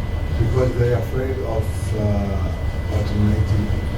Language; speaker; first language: English; non-native, learner; Arabic